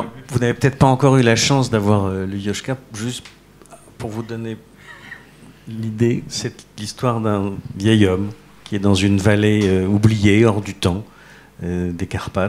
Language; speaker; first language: French; native; French